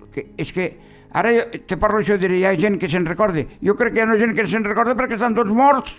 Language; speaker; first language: Catalan; native; Catalan